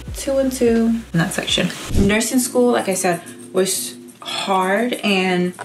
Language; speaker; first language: English; native; English